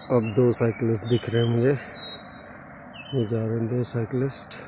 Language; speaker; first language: Hindi; native; Hindi